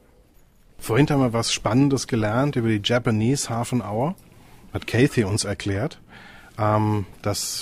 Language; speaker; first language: German; native; German